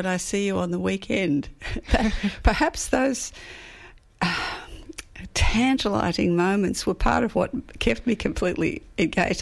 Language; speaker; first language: English; native; English